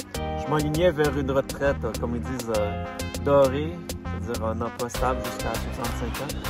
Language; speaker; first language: French; native; French